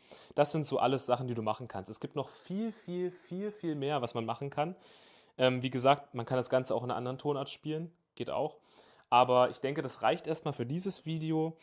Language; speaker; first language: German; native; German